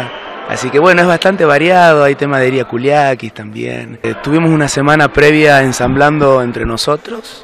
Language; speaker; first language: Spanish; native; Spanish